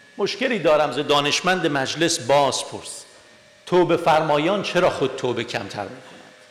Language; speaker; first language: Persian; non-native, local second language; Armenian